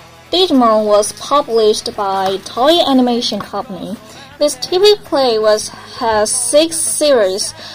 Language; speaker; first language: English; non-native, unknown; Chinese